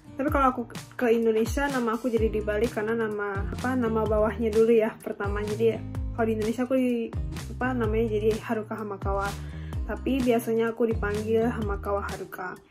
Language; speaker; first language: Indonesian; early bilingual, heritage; Japanese